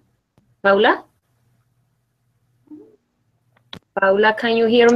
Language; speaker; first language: English; non-native, learner; Spanish